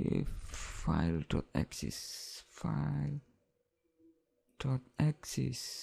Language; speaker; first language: English; non-native, learner; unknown